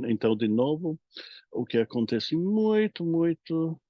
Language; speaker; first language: Portuguese; non-native, fluent; English